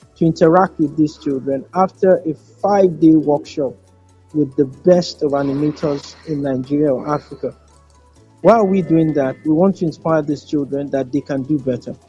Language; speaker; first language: English; non-native, local second language; Yoruba